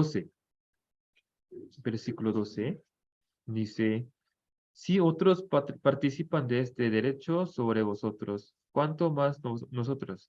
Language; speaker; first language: Spanish; non-native, fluent; Korean